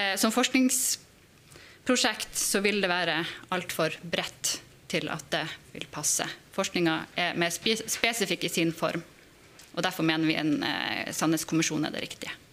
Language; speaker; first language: Norwegian; native; Norwegian